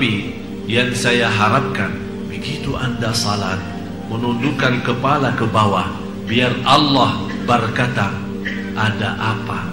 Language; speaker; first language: Indonesian; non-native, fluent; Arabic